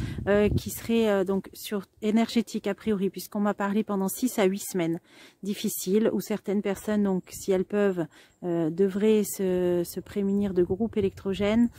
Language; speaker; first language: French; native; French